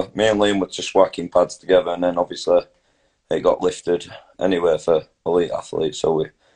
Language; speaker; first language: English; native; English